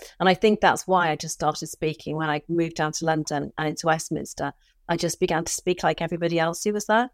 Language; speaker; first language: English; native; English